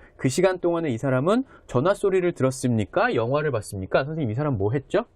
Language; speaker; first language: Korean; native; Korean